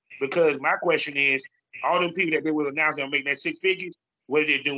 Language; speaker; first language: English; native; English